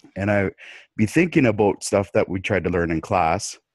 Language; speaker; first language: English; native; English